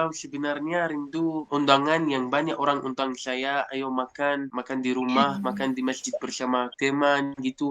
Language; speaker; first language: Indonesian; non-native, fluent; Arabic